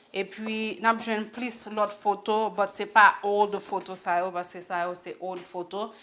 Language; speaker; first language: Haitian Creole; native; Haitian Creole